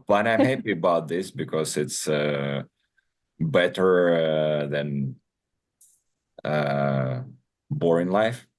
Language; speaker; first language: English; non-native, learner; Russian